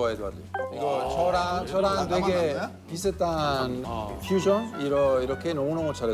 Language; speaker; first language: Korean; non-native, learner; Italian